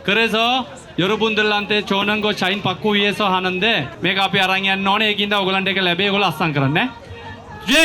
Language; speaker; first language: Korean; non-native, fluent; Sinhala